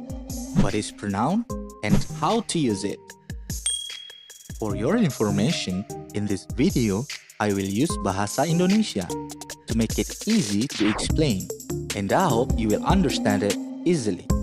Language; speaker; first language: English; non-native, learner; Indonesian